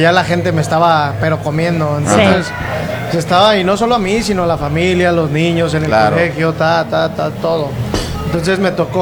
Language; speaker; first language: Spanish; native; Spanish